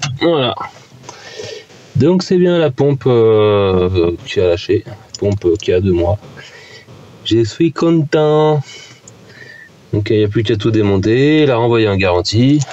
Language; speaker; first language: French; native; French